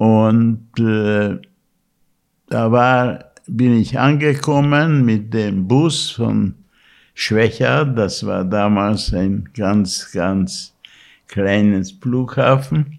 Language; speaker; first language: German; non-native, fluent; Hungarian